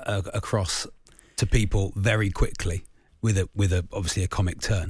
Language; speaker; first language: English; native; English